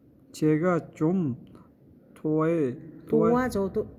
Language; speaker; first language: Korean; non-native, fluent; Mongolian